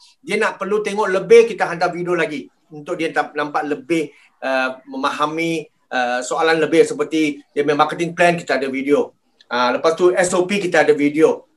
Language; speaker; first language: Malay; non-native, local second language; Chinese